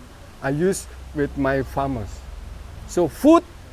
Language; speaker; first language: English; non-native, learner; Indonesian